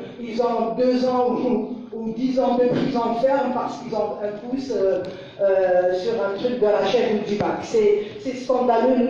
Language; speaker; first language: French; non-native, local second language; Kabyle